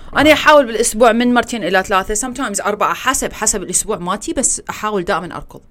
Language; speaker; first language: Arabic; early bilingual, heritage; Arabic